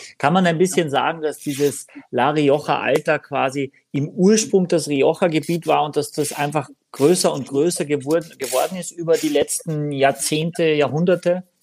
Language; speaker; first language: German; native; German